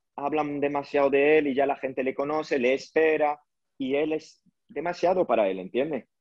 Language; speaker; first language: Spanish; early bilingual, heritage; French